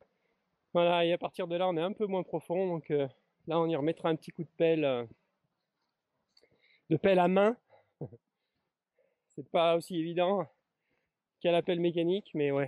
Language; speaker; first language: French; native; French